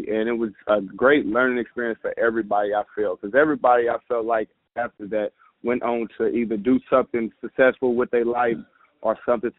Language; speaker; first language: English; native; English